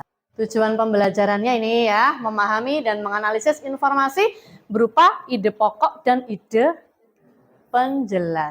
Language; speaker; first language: Indonesian; native; Indonesian